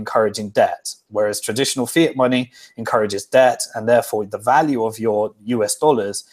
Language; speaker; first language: English; native; English